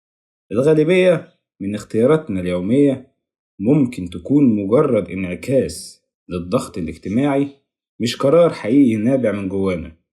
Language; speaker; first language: Arabic; native; Arabic